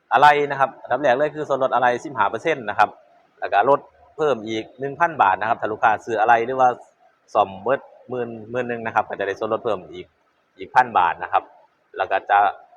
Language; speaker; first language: Thai; native; Thai